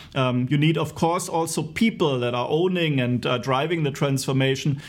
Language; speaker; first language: English; non-native, fluent; German